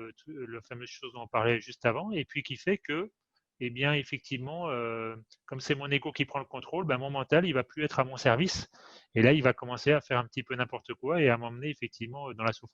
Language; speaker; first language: French; native; French